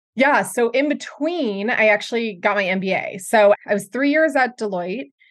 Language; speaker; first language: English; native; English